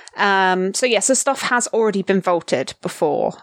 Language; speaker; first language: English; native; English